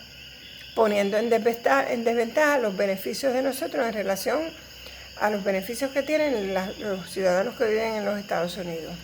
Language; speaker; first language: Spanish; native; Spanish